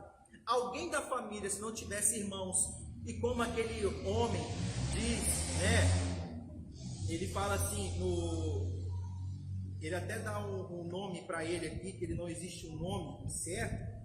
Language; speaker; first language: Portuguese; native; Portuguese